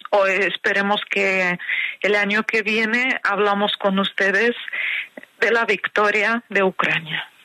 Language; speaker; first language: Spanish; non-native, fluent; Ukrainian